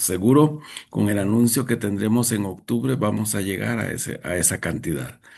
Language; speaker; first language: Spanish; native; Spanish